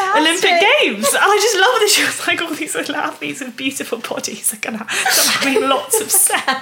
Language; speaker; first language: English; native; English